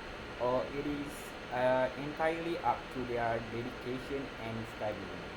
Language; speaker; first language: English; non-native, local second language; Malay